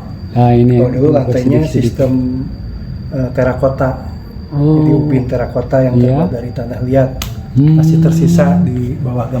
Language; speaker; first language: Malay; non-native, local second language; Sundanese